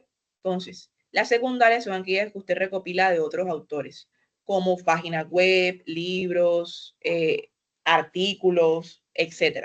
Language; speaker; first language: Spanish; native; Spanish